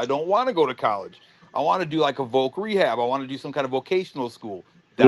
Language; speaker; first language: English; native; English